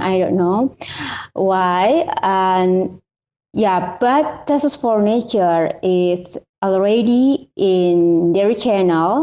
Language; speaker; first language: English; non-native, learner; Indonesian